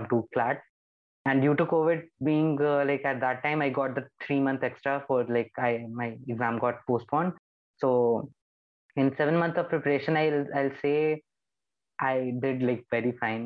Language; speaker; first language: English; non-native, local second language; Hindi